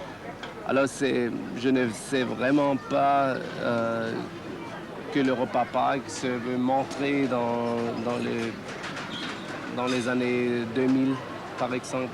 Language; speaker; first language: French; non-native, learner; German